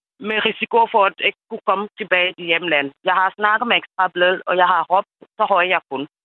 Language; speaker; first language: Danish; non-native, fluent; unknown